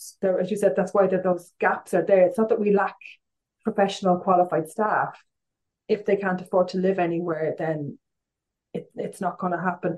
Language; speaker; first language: English; native; English